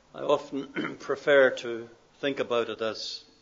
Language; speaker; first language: English; native; English